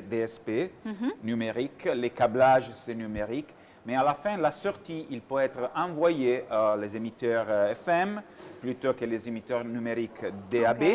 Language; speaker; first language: French; non-native, learner; Italian